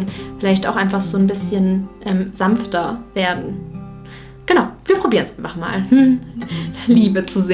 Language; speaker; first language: German; native; German